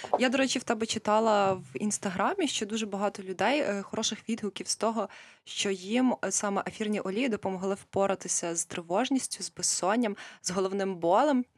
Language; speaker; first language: Ukrainian; native; Ukrainian